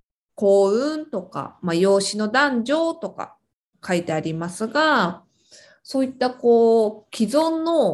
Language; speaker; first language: Japanese; native; Japanese